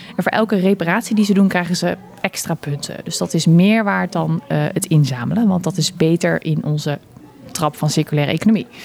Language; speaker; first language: Dutch; native; Dutch